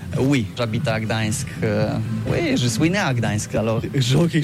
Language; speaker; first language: French; non-native, learner; Polish